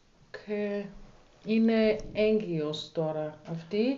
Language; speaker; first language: Greek; non-native, learner; German